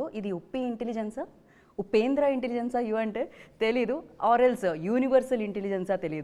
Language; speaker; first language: Telugu; native; Telugu